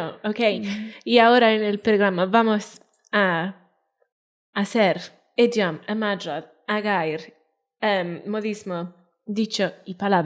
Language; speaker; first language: Spanish; non-native, fluent; Welsh